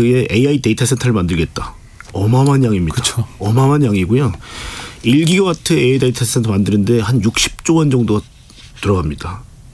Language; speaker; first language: Korean; native; Korean